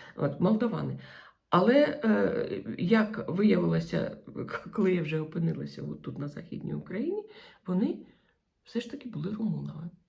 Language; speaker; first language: Ukrainian; non-native, local second language; Russian